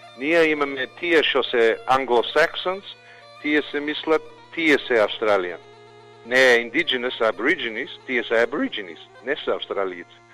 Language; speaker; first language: Macedonian; early bilingual, heritage; Macedonian